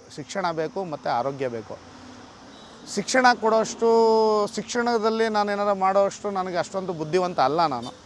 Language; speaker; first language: Kannada; native; Kannada